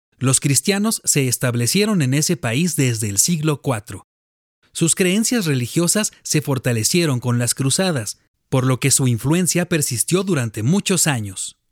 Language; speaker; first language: Spanish; native; Spanish